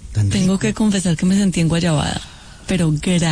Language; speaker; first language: Spanish; native; Spanish